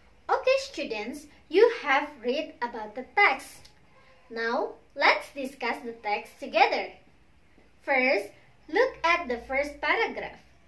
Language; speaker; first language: English; non-native, fluent; Indonesian